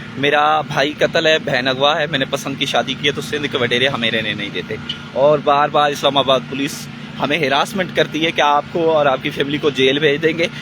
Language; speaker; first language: Urdu; non-native, local second language; Sindhi